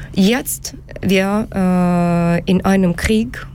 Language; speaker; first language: German; non-native, learner; Ukrainian